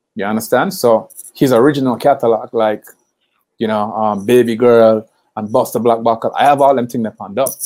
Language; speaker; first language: English; native; English